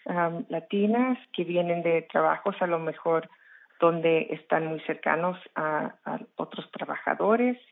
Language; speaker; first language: Spanish; early bilingual, heritage; English